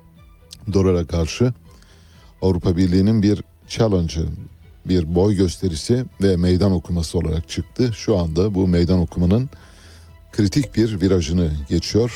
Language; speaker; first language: Turkish; native; Turkish